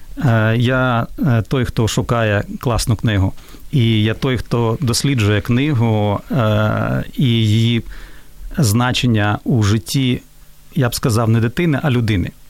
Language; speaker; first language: Ukrainian; non-native, local second language; Russian